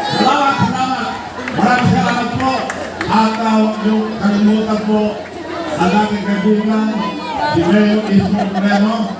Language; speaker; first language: Filipino; non-native, local second language; Iloko